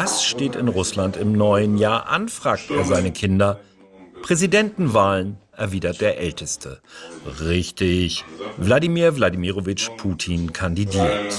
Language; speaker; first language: German; native; German